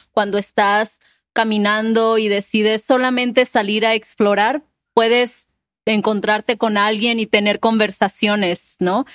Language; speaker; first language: Spanish; native; Spanish